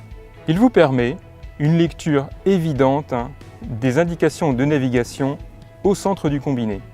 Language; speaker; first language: French; native; French